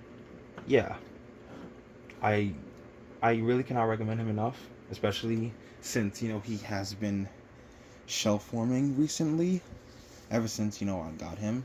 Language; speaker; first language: English; native; English